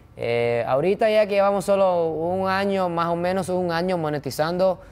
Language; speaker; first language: Spanish; non-native, fluent; Japanese